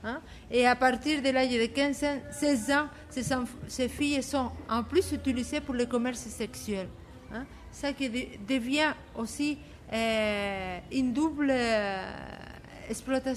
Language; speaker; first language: French; non-native, fluent; Spanish